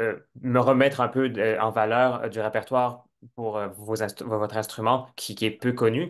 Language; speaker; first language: French; native; French